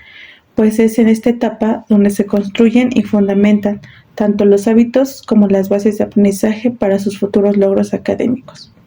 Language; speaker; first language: Spanish; native; Spanish